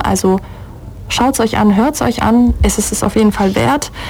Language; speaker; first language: German; native; German